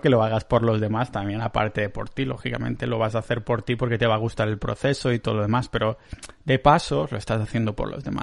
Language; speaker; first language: Spanish; non-native, local second language; Catalan